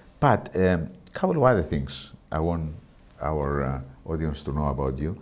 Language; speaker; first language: English; non-native, fluent; Greek